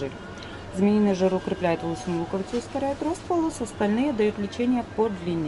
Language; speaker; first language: Russian; native; Russian